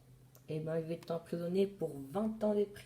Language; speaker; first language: French; native; French